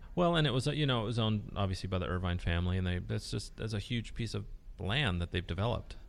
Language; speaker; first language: English; early bilingual, other home language; Spanish